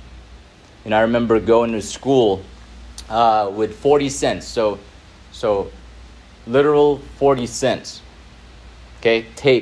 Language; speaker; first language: English; non-native, local second language; Filipino